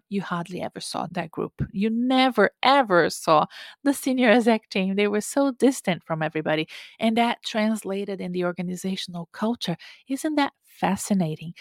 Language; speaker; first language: English; non-native, fluent; Portuguese